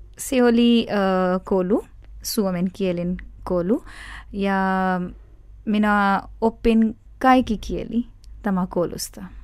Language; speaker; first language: Finnish; non-native, learner; Urdu